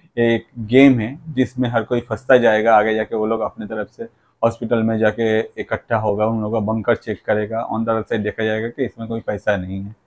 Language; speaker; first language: Hindi; non-native, local second language; Bangla